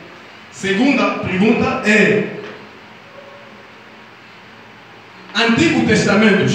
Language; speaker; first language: Portuguese; non-native, learner; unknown